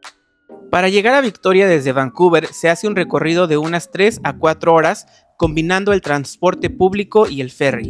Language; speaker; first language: Spanish; native; Spanish